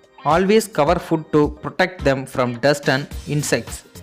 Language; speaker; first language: English; non-native, local second language; Tamil